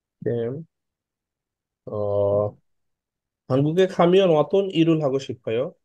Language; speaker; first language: Korean; non-native, fluent; Bangla